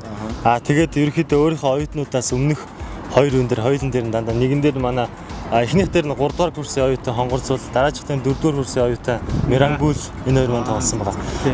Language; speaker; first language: Mongolian; native; Mongolian